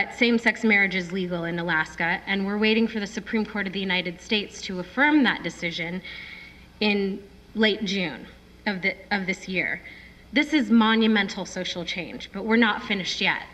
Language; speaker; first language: English; native; English